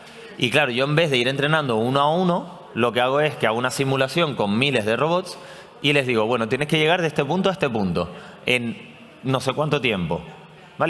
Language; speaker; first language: Spanish; native; Spanish